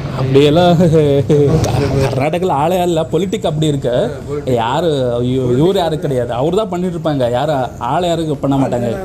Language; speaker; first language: Tamil; non-native, learner; Kannada